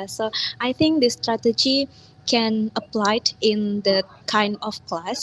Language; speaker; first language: English; non-native, learner; Indonesian